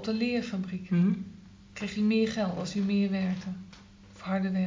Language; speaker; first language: Dutch; native; Dutch